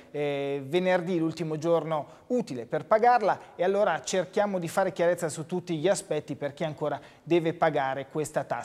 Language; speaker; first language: Italian; native; Italian